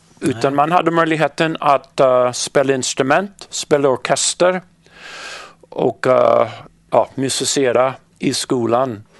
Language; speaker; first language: Swedish; non-native, fluent; English